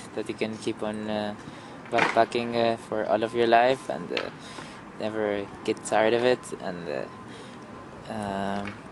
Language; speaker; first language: English; non-native, fluent; Spanish